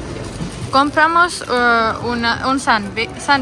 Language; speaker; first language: Spanish; non-native, learner; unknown